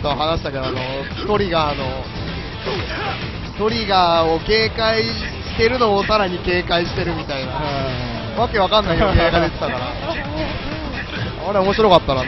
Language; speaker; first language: Japanese; native; Japanese